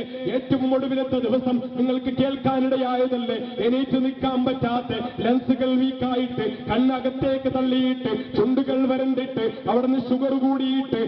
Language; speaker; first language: Malayalam; native; Malayalam